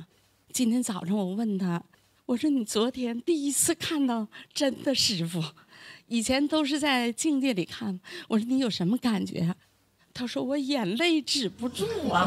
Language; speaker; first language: Chinese; native; Chinese